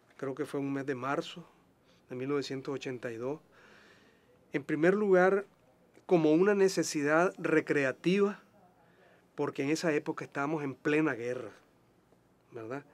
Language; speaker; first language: Spanish; native; Spanish